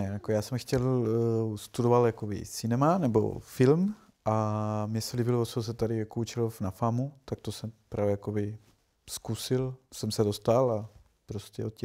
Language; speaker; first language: Czech; non-native, learner; Spanish